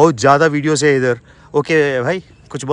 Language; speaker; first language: Hindi; non-native, learner; Telugu